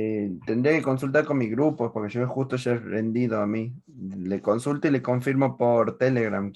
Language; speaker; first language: Spanish; native; Spanish